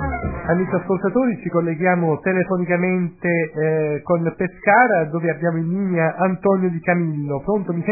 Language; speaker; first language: Italian; native; Italian